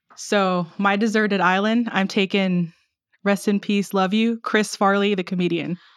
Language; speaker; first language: English; early bilingual, other home language; Filipino